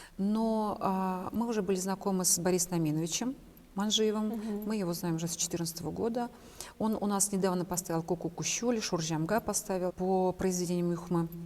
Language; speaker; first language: Russian; non-native, local second language; Chuvash